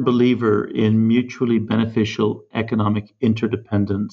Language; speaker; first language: English; native; English